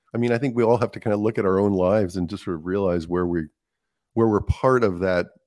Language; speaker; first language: English; native; English